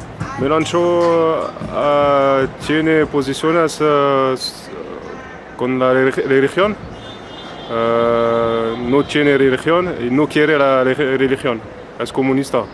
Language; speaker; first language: Spanish; non-native, fluent; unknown